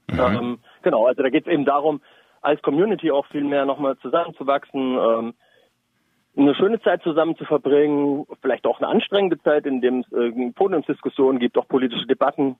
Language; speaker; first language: German; native; German